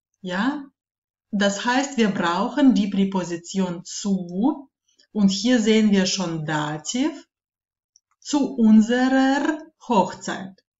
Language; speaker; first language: German; non-native, fluent; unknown